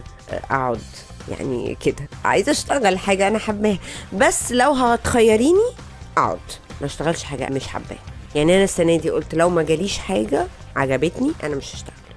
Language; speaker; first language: Arabic; native; Arabic